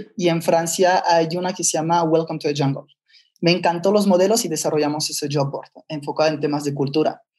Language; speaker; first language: Spanish; non-native, fluent; French